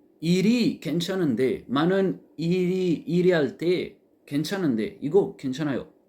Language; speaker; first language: Korean; non-native, learner; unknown